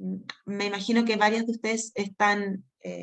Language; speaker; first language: Spanish; native; Spanish